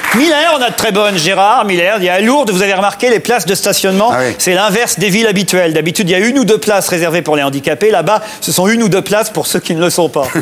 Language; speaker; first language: French; native; French